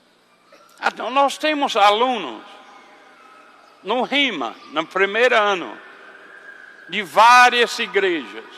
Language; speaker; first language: Portuguese; non-native, fluent; English